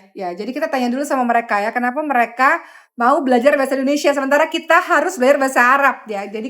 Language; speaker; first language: Indonesian; native; Indonesian